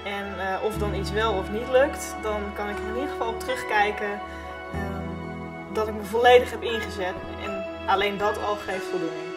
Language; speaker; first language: Dutch; native; Dutch